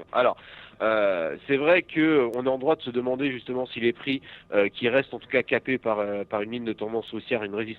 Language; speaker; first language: French; native; French